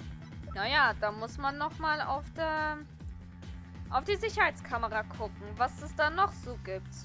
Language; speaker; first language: German; native; German